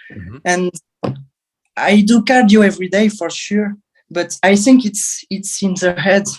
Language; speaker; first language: English; non-native, learner; French